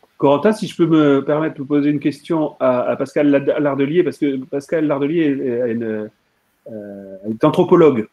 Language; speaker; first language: French; native; French